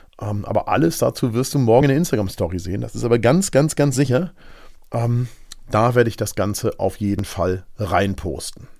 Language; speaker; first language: German; native; German